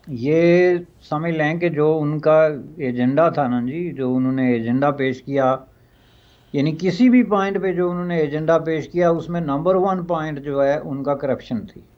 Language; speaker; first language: Urdu; non-native, local second language; Pahari-Potwari